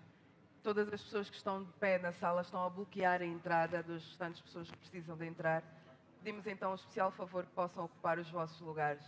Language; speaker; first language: Portuguese; native; Portuguese